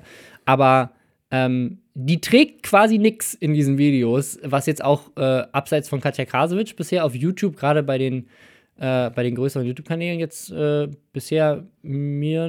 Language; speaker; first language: German; native; German